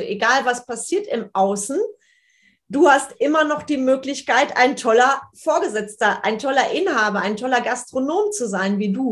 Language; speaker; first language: German; native; German